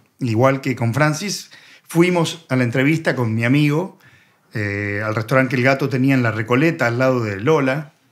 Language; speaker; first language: Spanish; native; Spanish